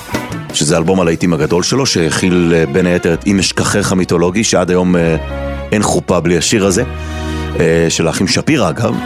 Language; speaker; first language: Hebrew; native; Hebrew